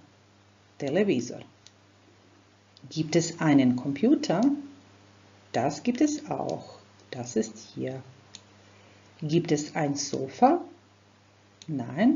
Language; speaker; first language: German; non-native, fluent; Croatian